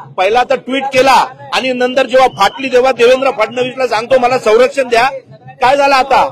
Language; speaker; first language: Marathi; non-native, local second language; Gujarati